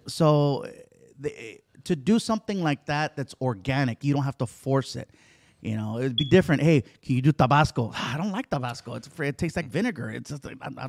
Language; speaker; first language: English; early bilingual, other home language; Spanish